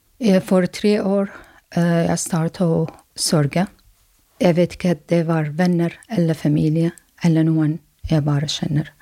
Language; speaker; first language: Norwegian; non-native, learner; Arabic